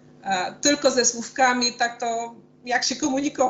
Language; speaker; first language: Polish; non-native, fluent; Hungarian